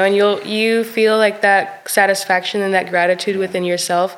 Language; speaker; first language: English; native; English